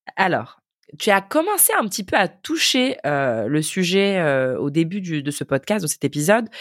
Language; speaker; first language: French; native; French